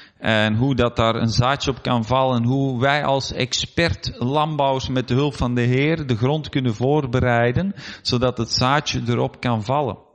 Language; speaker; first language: Dutch; native; Dutch